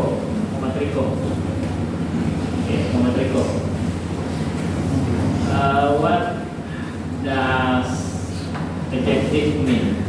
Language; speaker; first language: English; non-native, fluent; Indonesian